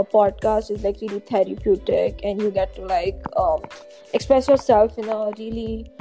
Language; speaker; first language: English; non-native, local second language; Hindi